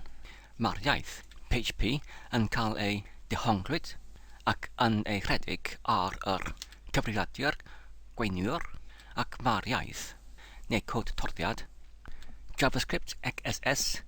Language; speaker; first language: Welsh; non-native, learner; English